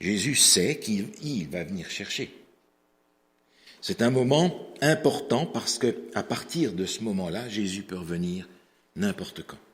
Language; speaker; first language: French; native; French